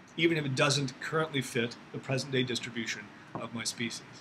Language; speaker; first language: English; native; English